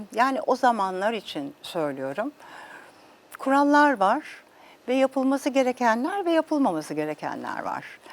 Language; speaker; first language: Turkish; native; Turkish